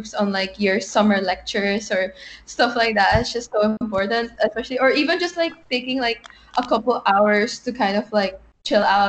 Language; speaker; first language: English; non-native, local second language; Filipino